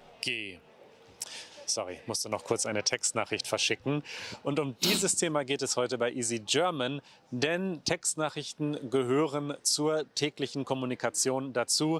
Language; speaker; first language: German; native; German